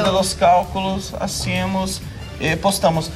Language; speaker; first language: Spanish; non-native, local second language; Portuguese